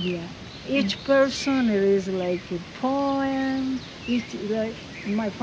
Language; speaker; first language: English; non-native, learner; Spanish